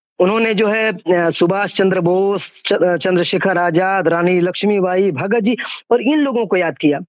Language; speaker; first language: Hindi; native; Hindi